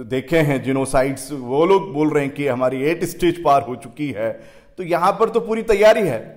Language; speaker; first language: Hindi; native; Hindi